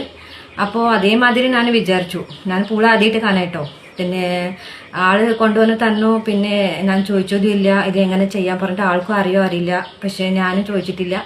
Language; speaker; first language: Malayalam; non-native, local second language; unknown